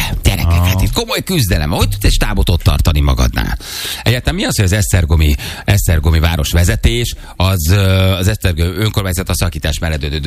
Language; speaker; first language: Hungarian; native; Hungarian